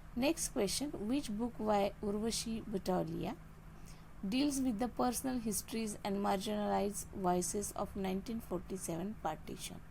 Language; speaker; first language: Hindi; non-native, local second language; Marathi